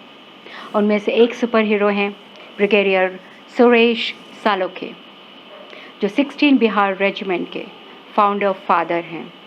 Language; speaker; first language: Hindi; native; Hindi